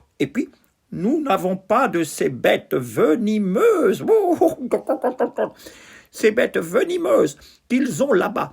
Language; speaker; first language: French; native; French